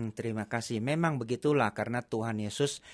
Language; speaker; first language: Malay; non-native, local second language; Chinese